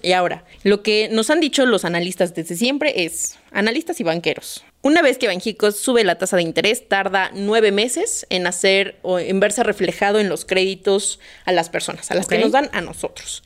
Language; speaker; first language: Spanish; native; Spanish